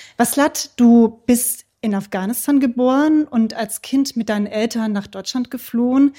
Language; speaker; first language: German; native; German